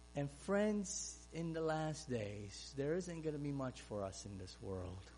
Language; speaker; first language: English; non-native, fluent; Romanian